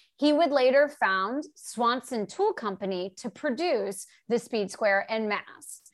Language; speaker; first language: English; native; English